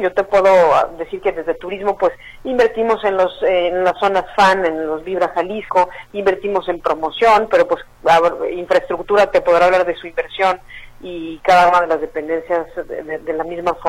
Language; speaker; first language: Spanish; native; Spanish